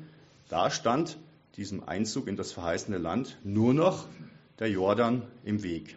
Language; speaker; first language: German; native; German